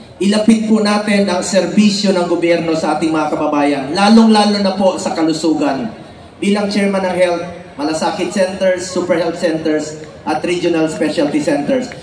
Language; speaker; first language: Filipino; non-native, local second language; Cebuano